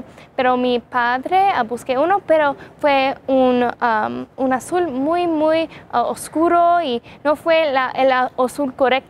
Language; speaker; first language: Spanish; non-native, learner; English